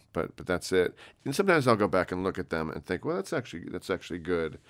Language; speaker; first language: English; native; English